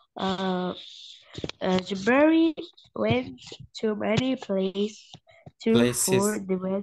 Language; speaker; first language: English; non-native, learner; Arabic